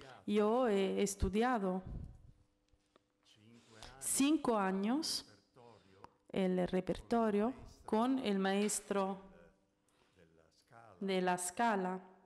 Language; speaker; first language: Spanish; non-native, fluent; Italian